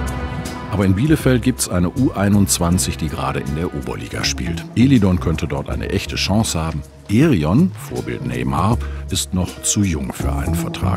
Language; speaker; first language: German; native; German